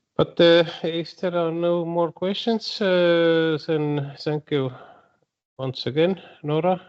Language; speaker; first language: English; non-native, fluent; Estonian